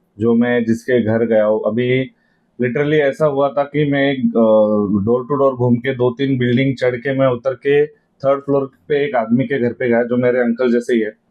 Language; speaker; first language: Hindi; non-native, local second language; Marathi